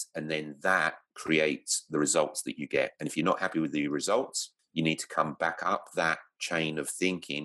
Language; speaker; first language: English; native; English